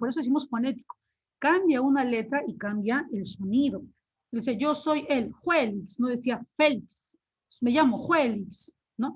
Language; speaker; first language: Spanish; native; Spanish